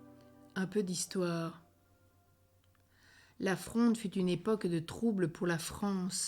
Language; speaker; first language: French; native; French